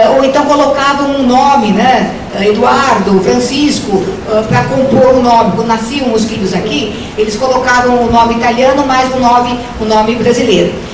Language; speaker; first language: Portuguese; native; Portuguese